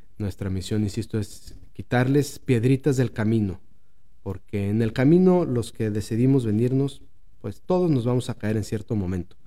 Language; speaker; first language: Spanish; native; Spanish